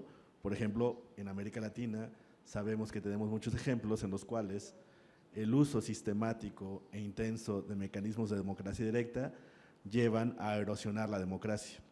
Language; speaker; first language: Spanish; native; Spanish